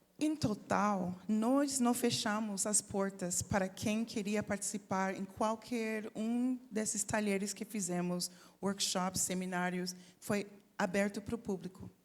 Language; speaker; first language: Portuguese; non-native, fluent; English